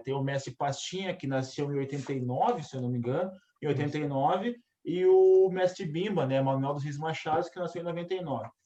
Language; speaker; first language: Portuguese; native; Portuguese